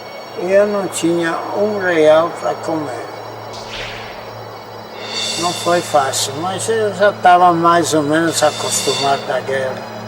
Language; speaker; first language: Portuguese; non-native, fluent; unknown